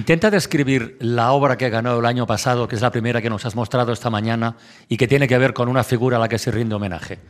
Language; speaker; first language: Spanish; native; Spanish